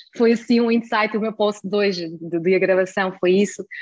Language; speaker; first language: Portuguese; early bilingual, heritage; German